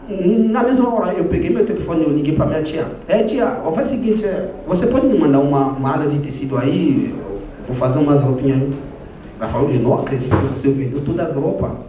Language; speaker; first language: Portuguese; non-native, fluent; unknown